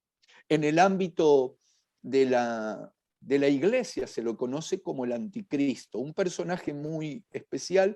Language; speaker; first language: Spanish; native; Spanish